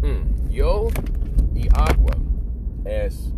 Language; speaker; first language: Spanish; non-native, learner; English